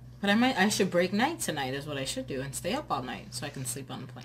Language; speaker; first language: English; native; English